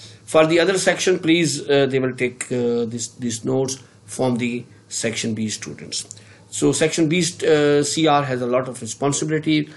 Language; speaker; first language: English; non-native, local second language; Urdu